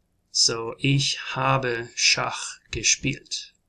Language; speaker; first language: German; non-native, learner; English